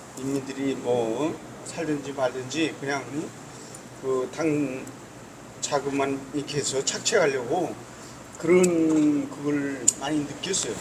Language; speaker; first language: Korean; native; Korean